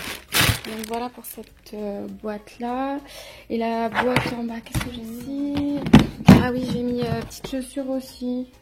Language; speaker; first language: French; native; French